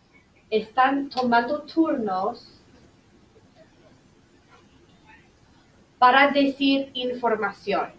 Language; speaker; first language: Spanish; non-native, fluent; English